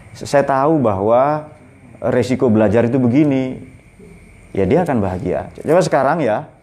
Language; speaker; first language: Indonesian; non-native, local second language; Madurese